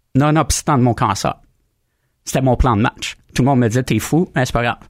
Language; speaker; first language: French; native; French